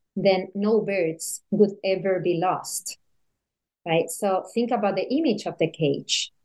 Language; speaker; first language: English; non-native, fluent; Spanish